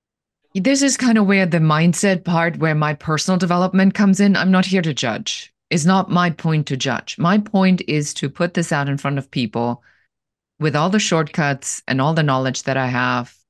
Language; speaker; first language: English; non-native, fluent; German